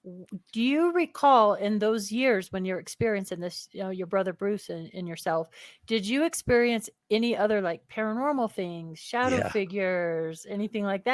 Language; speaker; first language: English; native; English